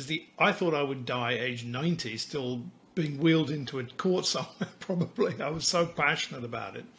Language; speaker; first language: English; native; English